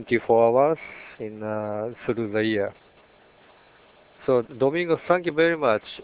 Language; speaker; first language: English; non-native, learner; Japanese